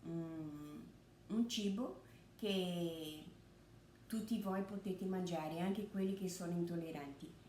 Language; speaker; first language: Italian; non-native, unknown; Portuguese